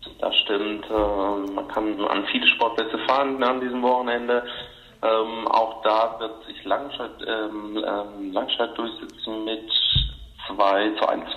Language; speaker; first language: German; native; German